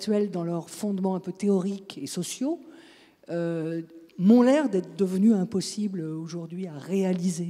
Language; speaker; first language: French; native; French